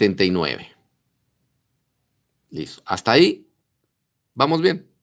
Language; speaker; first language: Spanish; native; Spanish